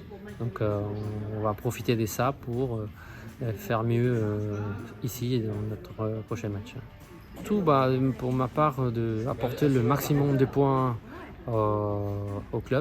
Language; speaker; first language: French; non-native, fluent; Spanish